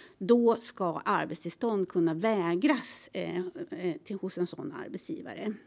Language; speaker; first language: Swedish; native; Swedish